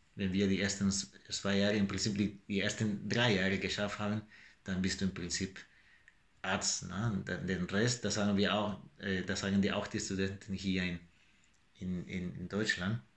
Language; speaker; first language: German; non-native, fluent; Spanish